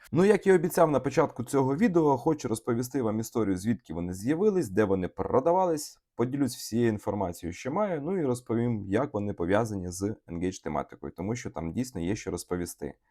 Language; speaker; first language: Ukrainian; non-native, local second language; Russian